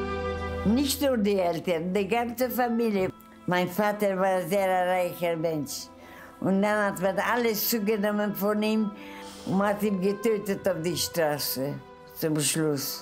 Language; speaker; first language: German; non-native, fluent; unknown